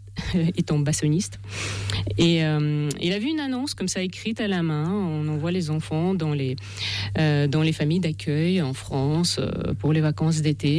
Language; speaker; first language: French; non-native, fluent; Russian